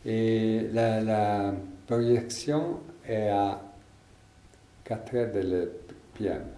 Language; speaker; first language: French; non-native, learner; Italian